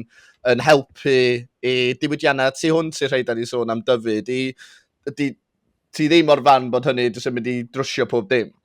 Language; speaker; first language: Welsh; native; Welsh